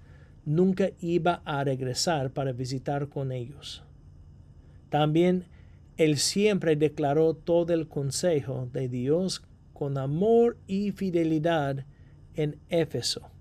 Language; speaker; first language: Spanish; non-native, fluent; English